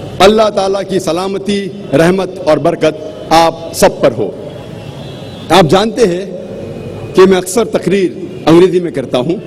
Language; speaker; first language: Urdu; non-native, local second language; Konkani